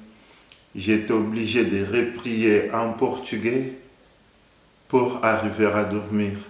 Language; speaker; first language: French; non-native, fluent; Portuguese